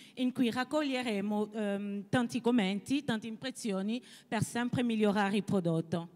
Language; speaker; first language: Italian; non-native, fluent; French